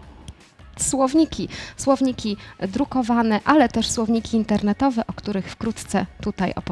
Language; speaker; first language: Polish; native; Polish